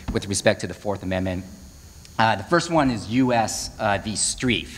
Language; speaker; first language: English; native; English